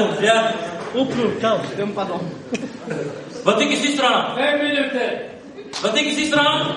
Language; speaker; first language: Swedish; early bilingual, other home language; Arabic